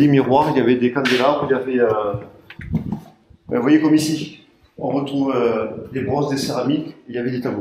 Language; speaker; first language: French; native; French